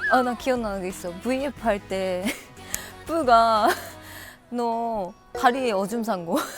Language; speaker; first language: Korean; non-native, fluent; Japanese